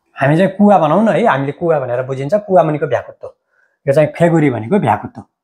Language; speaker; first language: Nepali; native; Nepali